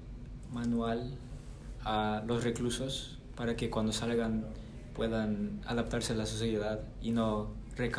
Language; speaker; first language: Spanish; early bilingual, heritage; Spanish